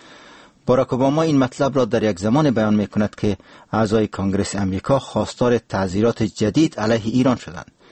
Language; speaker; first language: Persian; native; Persian